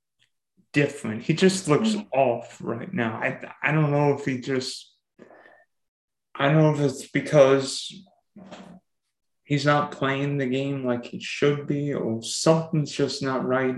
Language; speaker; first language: English; native; English